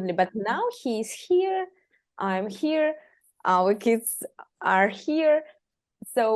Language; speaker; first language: English; non-native, fluent; Russian